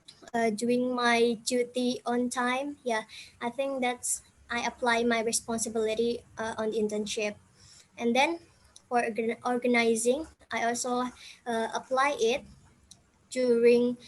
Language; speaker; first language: English; non-native, fluent; Indonesian